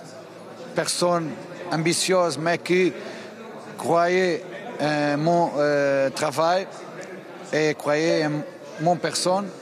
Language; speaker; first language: French; non-native, fluent; Portuguese